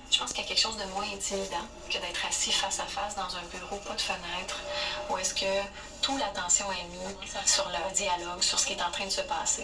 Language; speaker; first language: French; native; French